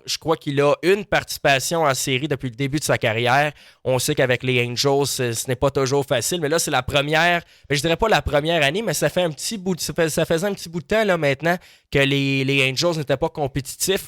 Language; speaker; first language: French; native; French